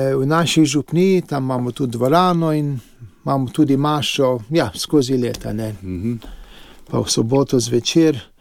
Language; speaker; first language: Slovenian; early bilingual, heritage; English